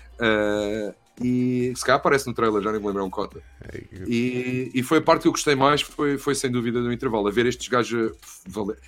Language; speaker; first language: Portuguese; native; Portuguese